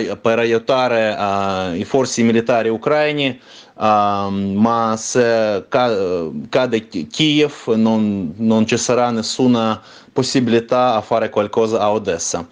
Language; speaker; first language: Italian; non-native, fluent; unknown